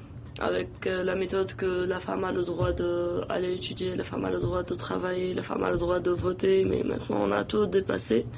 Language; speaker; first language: French; non-native, local second language; Arabic